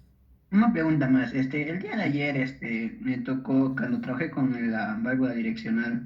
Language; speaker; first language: Spanish; native; Spanish